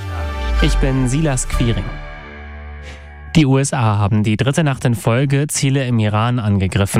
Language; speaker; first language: German; native; German